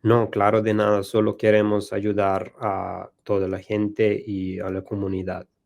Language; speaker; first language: Spanish; non-native, learner; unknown